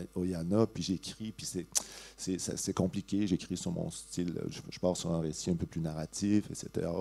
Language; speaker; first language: French; native; French